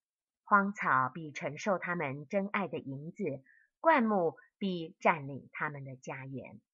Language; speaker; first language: Chinese; native; Chinese